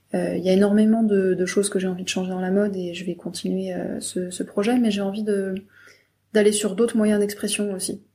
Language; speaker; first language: French; native; French